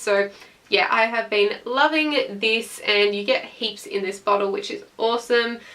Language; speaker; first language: English; native; English